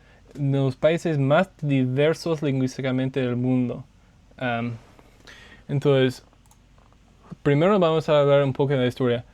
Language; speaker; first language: Spanish; non-native, learner; English